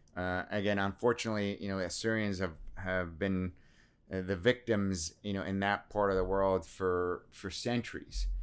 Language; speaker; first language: English; early bilingual, other home language; Assyrian Neo-Aramaic